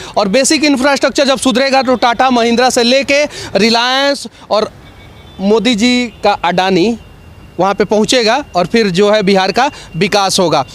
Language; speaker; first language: Hindi; native; Hindi